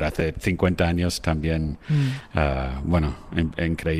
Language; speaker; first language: Spanish; non-native, fluent; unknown